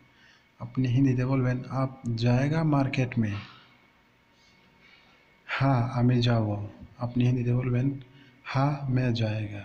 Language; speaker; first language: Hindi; non-native, learner; Bangla